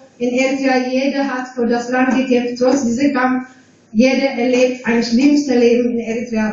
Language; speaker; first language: German; non-native, fluent; Tigrinya